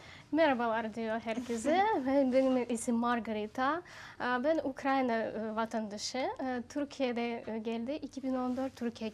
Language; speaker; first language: Turkish; non-native, learner; Russian